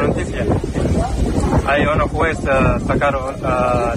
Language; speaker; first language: Spanish; non-native, learner; Arabic